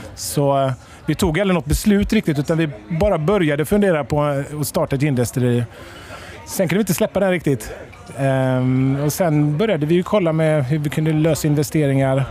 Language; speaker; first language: Swedish; native; Swedish